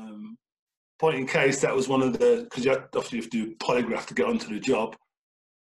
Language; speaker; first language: English; native; English